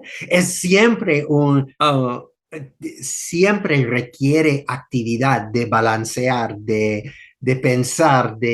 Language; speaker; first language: Spanish; non-native, fluent; English